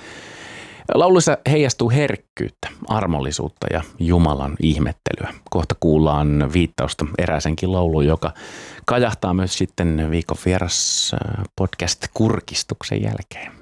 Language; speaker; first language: Finnish; native; Finnish